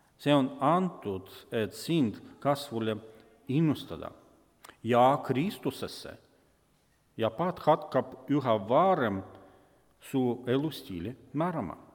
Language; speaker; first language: Estonian; non-native, local second language; Russian